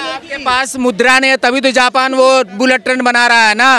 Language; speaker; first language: Hindi; native; Hindi